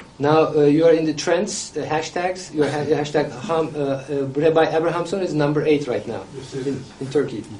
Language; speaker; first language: English; non-native, fluent; Turkish